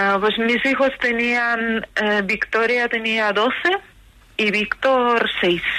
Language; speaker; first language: Spanish; non-native, fluent; Ukrainian